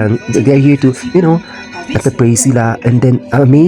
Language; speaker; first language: English; non-native, local second language; Filipino